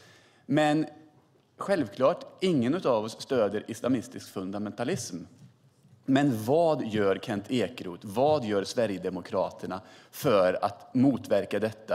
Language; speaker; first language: Swedish; native; Swedish